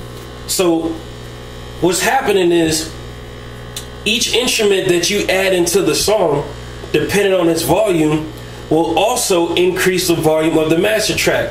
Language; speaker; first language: English; native; English